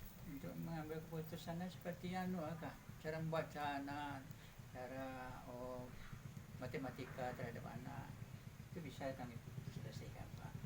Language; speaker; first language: Indonesian; non-native, local second language; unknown